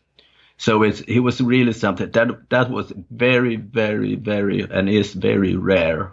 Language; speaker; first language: English; non-native, fluent; Danish